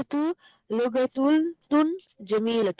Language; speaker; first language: Arabic; non-native, learner; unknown